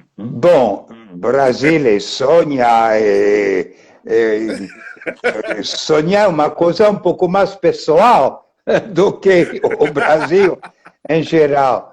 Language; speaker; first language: Portuguese; non-native, fluent; French